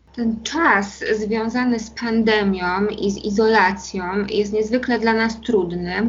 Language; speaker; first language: Polish; native; Polish